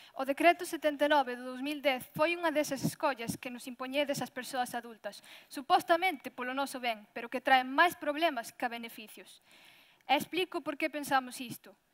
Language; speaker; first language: Galician; early bilingual, other home language; Riffian